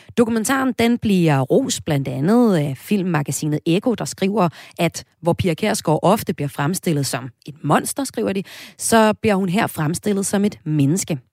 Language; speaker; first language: Danish; native; Danish